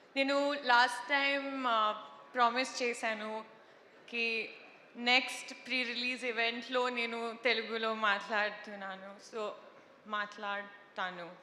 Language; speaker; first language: Telugu; non-native, local second language; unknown